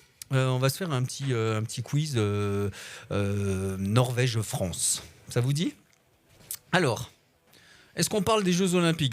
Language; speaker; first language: French; native; French